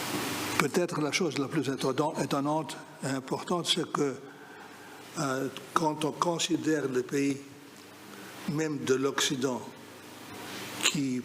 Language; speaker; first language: French; non-native, fluent; Greek